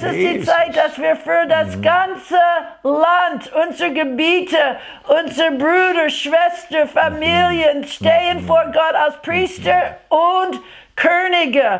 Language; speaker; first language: German; non-native, fluent; English